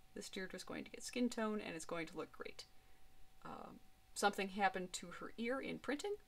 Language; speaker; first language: English; native; English